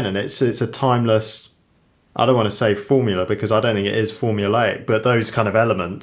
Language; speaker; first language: English; native; English